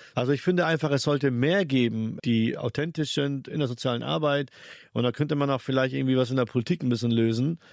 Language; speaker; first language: German; early bilingual, other home language; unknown